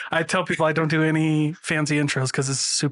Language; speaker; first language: English; native; English